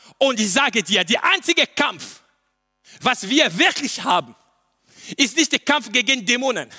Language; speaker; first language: German; non-native, learner; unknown